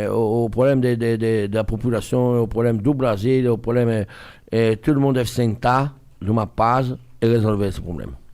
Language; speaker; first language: Portuguese; non-native, fluent; French